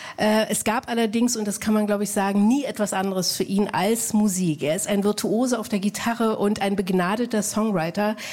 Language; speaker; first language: German; native; German